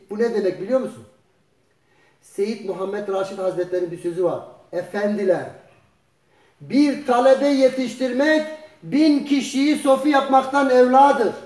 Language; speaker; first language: Turkish; early bilingual, heritage; Turkish